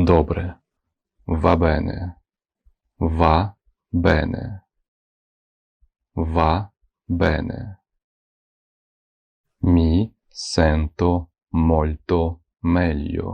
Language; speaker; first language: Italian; non-native, fluent; Ukrainian